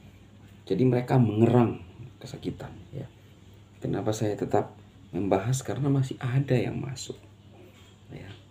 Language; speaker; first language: Indonesian; native; Indonesian